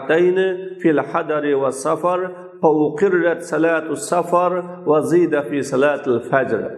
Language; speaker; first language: Arabic; non-native, fluent; Uzbek